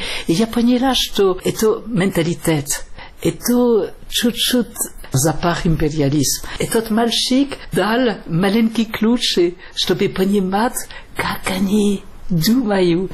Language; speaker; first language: Russian; non-native, fluent; French